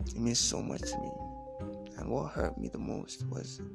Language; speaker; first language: English; non-native, local second language; Yoruba